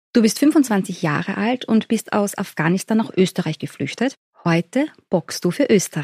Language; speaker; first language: German; native; German